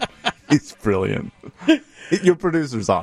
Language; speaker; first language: English; native; English